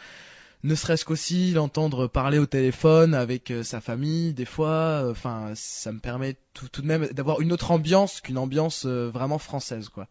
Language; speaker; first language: French; native; French